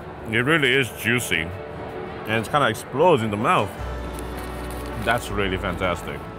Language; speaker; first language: English; native; English